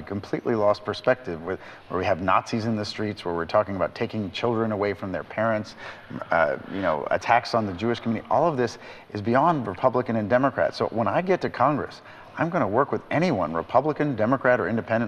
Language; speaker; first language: English; native; English